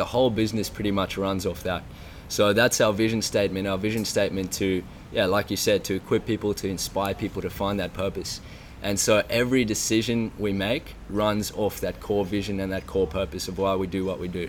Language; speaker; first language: English; native; English